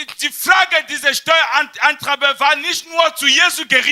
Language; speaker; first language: German; non-native, fluent; French